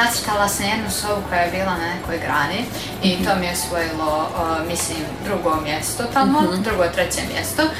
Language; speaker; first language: Serbian; native; Serbian